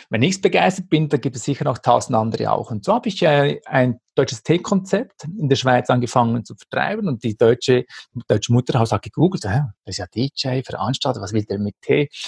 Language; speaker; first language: German; early bilingual, other home language; Greek